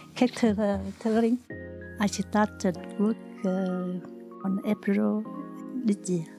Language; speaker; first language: English; non-native, learner; Vietnamese